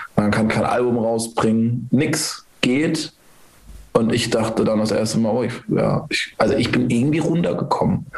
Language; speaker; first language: German; native; German